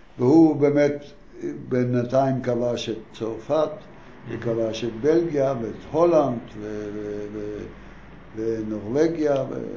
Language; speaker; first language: Hebrew; non-native, fluent; Yiddish